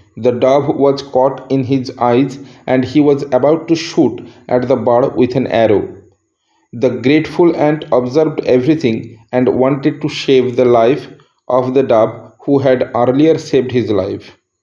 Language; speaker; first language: English; non-native, local second language; Bangla